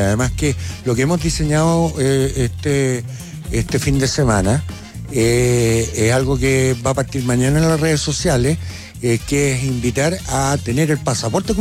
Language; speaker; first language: Spanish; native; Spanish